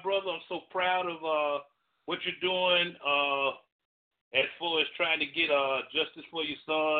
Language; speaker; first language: English; native; English